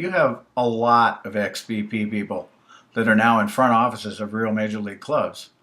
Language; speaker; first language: English; native; English